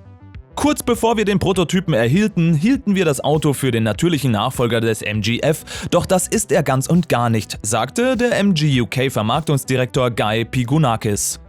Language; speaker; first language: German; native; German